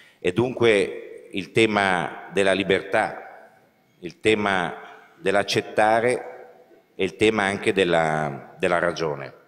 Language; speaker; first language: Italian; native; Italian